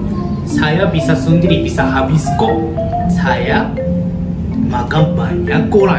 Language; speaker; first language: Indonesian; non-native, learner; Japanese